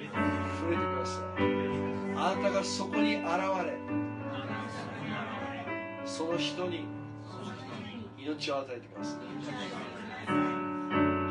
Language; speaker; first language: Japanese; non-native, fluent; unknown